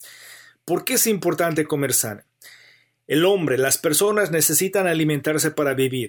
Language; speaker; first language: Spanish; native; Spanish